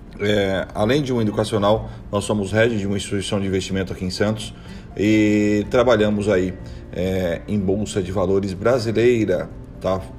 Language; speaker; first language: Portuguese; native; Portuguese